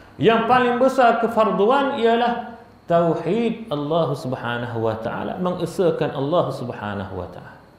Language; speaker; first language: Malay; native; Malay